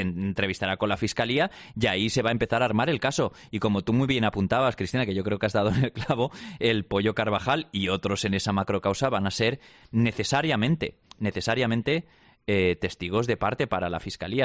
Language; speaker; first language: Spanish; native; Spanish